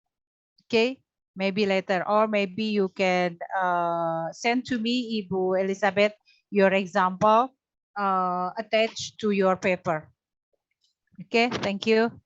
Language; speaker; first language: English; non-native, fluent; Indonesian